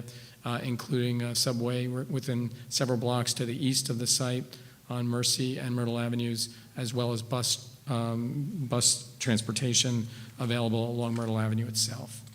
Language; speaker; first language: English; native; English